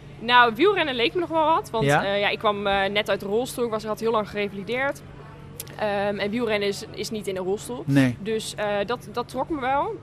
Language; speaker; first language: Dutch; native; Dutch